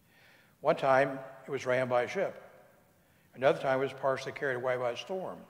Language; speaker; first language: English; native; English